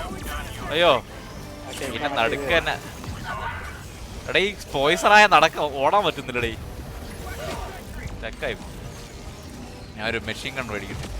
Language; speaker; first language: Malayalam; native; Malayalam